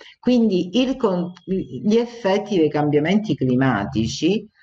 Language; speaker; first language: Italian; native; Italian